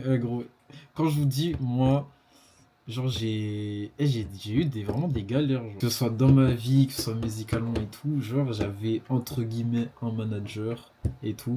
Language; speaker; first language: French; native; French